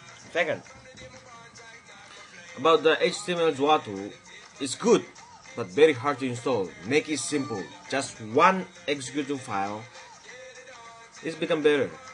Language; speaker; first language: English; non-native, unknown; Chinese